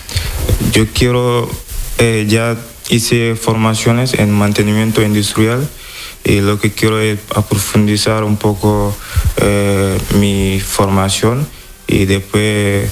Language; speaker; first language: Spanish; non-native, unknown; Wolof